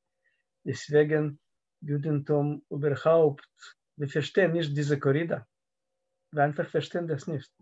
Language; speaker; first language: German; non-native, fluent; Russian